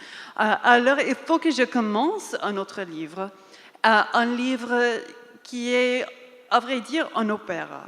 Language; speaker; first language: French; non-native, fluent; English